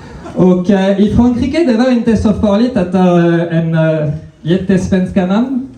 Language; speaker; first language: Swedish; non-native, fluent; French